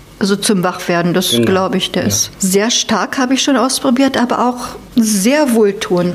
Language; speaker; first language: German; native; German